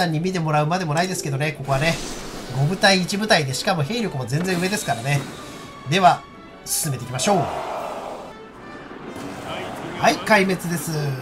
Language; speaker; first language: Japanese; native; Japanese